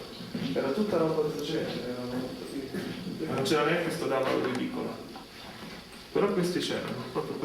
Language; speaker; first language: Italian; early bilingual, other home language; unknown